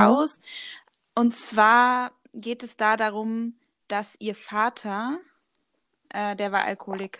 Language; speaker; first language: German; native; German